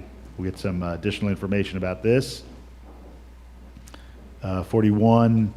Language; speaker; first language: English; native; English